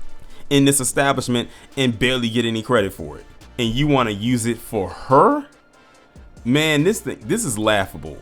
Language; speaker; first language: English; native; English